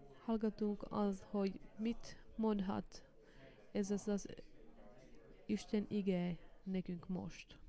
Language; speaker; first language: Hungarian; non-native, fluent; Finnish